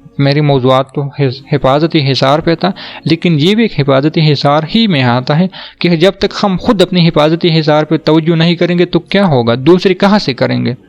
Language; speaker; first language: Urdu; non-native, local second language; Pashto